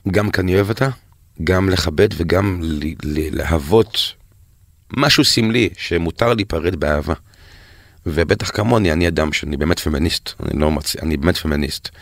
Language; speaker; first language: Hebrew; native; Hebrew